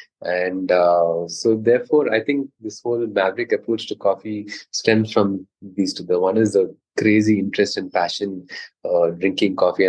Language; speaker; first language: English; non-native, local second language; Konkani